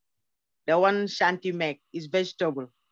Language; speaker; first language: English; non-native, learner; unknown